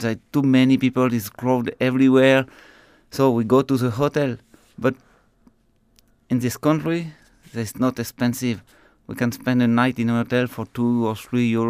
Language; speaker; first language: English; non-native, learner; French